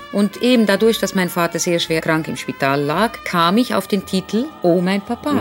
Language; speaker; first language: German; native; German